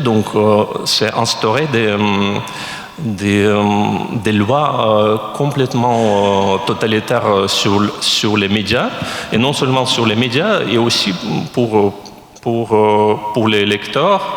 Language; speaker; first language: French; non-native, fluent; Russian